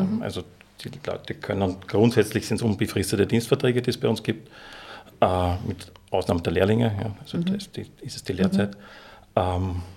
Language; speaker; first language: German; native; German